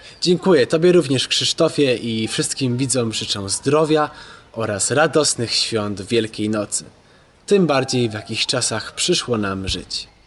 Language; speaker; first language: Polish; native; Polish